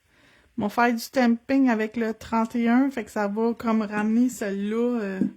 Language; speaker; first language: French; native; French